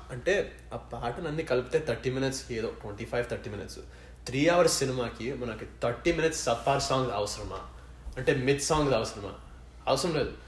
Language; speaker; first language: Telugu; early bilingual, other home language; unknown